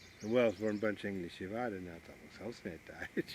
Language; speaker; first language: German; early bilingual, heritage; Pennsylvania German